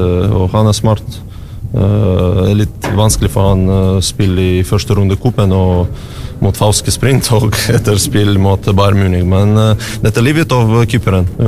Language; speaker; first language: Norwegian; non-native, learner; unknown